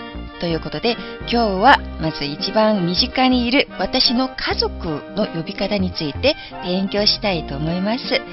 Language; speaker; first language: Japanese; non-native, fluent; Chinese